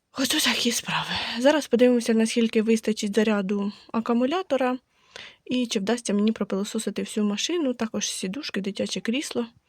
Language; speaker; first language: Ukrainian; non-native, local second language; Russian